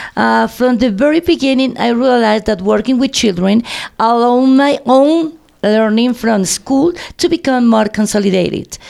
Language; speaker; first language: English; non-native, fluent; Spanish